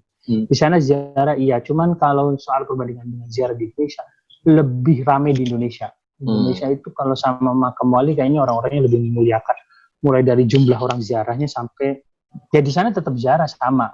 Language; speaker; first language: Indonesian; native; Indonesian